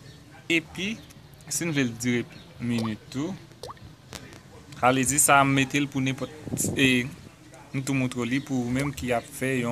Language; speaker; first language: French; non-native, local second language; Haitian Creole